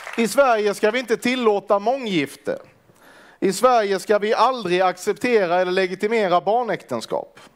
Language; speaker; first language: Swedish; native; Swedish